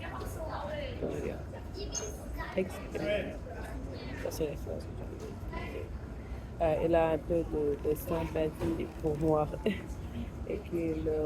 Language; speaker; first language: French; non-native, fluent; English